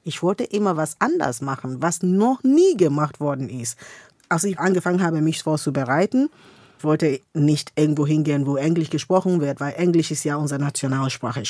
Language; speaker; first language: German; non-native, fluent; Igbo